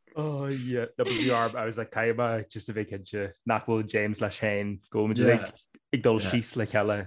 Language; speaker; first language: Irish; native; Irish